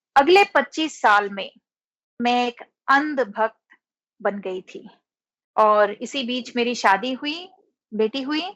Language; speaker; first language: Hindi; non-native, local second language; Telugu